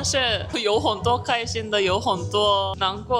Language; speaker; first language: Chinese; non-native, learner; Korean